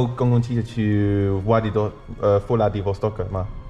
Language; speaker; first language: Chinese; non-native, learner; English